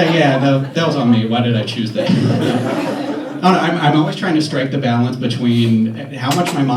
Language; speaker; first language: English; native; English